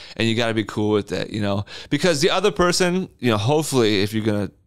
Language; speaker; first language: English; native; English